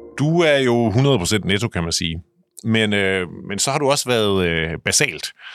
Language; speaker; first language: Danish; native; Danish